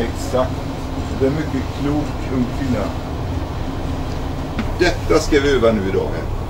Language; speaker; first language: Swedish; native; Swedish